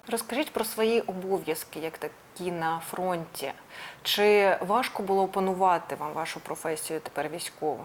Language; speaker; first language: Ukrainian; non-native, local second language; Russian